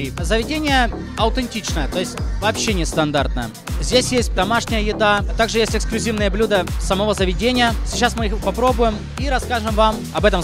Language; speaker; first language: Russian; native; Russian